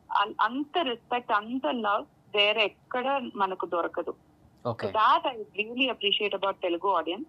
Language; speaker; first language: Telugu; non-native, fluent; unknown